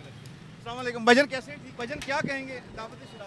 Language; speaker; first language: Hindi; non-native, local second language; Punjabi